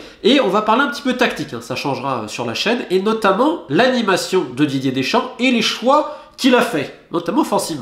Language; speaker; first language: French; native; French